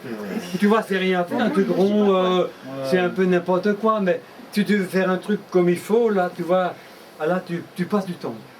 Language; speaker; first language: French; native; French